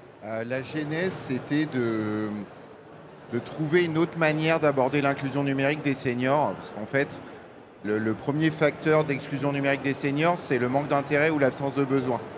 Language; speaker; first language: French; native; French